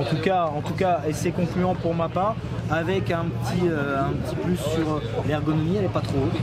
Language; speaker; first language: French; native; French